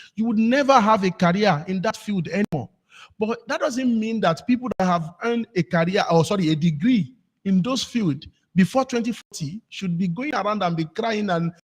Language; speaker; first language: English; non-native, local second language; Yoruba